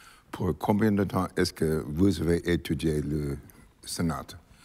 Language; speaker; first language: French; non-native, learner; English